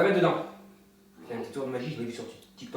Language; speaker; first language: French; native; French